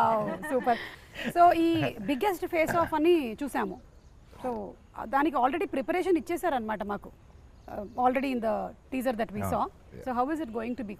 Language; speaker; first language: Telugu; native; Telugu